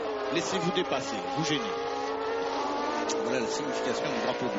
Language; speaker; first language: French; native; French